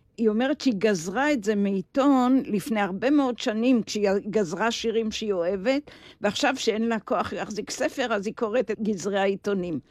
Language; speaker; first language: Hebrew; native; Hebrew